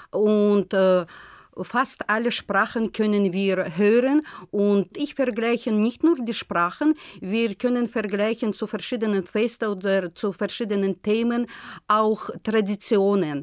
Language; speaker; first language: German; non-native, fluent; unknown